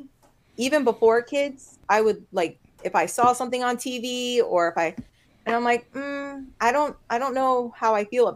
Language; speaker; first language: English; native; English